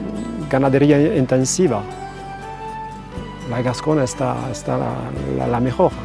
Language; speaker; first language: Spanish; non-native, fluent; French